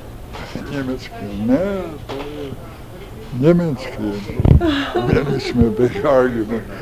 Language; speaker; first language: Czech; early bilingual, heritage; Czech